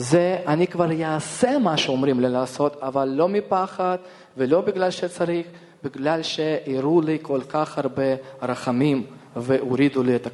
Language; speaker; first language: Hebrew; non-native, fluent; Russian